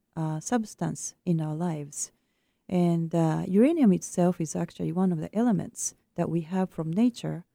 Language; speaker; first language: English; non-native, fluent; Japanese